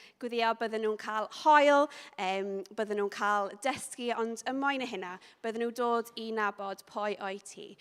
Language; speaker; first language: Welsh; non-native, local second language; English